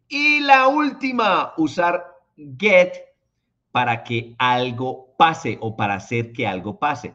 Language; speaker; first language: Spanish; native; Spanish